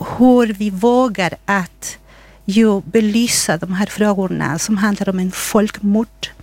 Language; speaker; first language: Swedish; non-native, fluent; Spanish